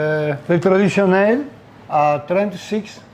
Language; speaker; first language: French; non-native, learner; Italian